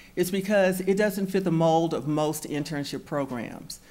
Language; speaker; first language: English; native; English